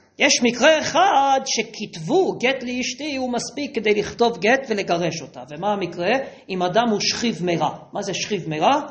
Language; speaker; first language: Hebrew; native; Hebrew